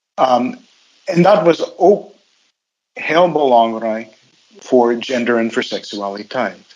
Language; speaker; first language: Dutch; non-native, fluent; English